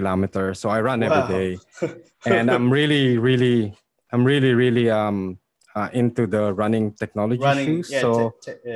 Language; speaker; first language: English; non-native, local second language; Filipino